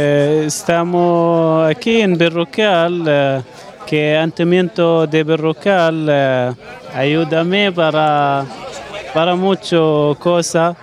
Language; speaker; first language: Spanish; non-native, learner; Arabic